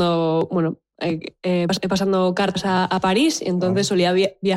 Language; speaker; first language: Spanish; native; Spanish